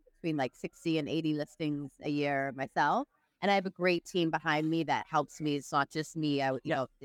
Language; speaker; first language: English; native; English